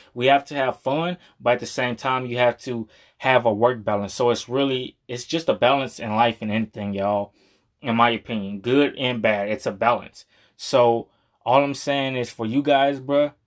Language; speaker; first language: English; native; English